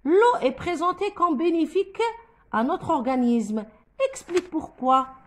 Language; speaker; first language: French; non-native, local second language; Arabic